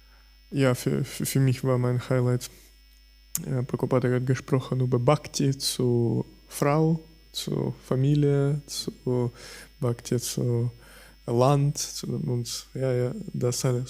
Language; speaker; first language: German; non-native, fluent; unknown